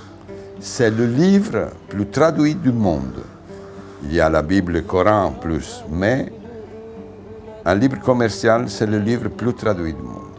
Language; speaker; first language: French; non-native, fluent; Italian